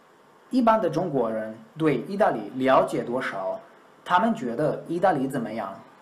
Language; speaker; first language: Chinese; non-native, fluent; Italian